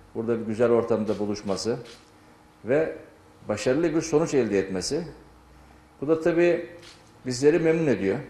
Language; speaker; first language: Turkish; non-native, fluent; Amharic